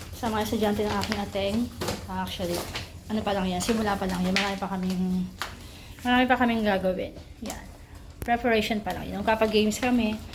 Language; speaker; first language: Filipino; native; Filipino